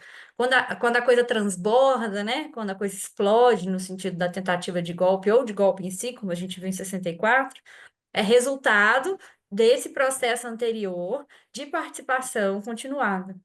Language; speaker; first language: Portuguese; native; Portuguese